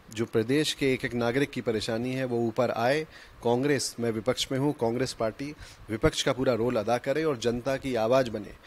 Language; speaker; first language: Hindi; native; Hindi